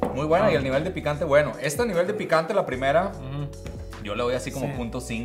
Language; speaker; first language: Spanish; native; Spanish